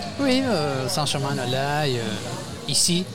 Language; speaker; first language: French; non-native, learner; Spanish